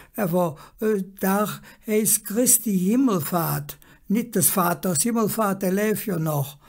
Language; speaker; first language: German; native; German